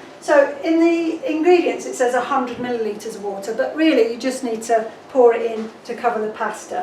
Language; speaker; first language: English; native; English